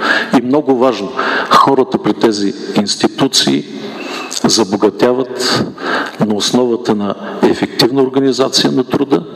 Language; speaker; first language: Bulgarian; native; Bulgarian